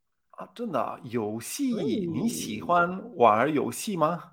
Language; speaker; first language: Chinese; non-native, fluent; Spanish